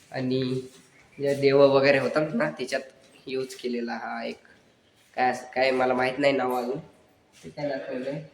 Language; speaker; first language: Marathi; non-native, local second language; Kukna